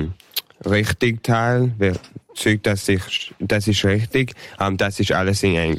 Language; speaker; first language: German; early bilingual, heritage; English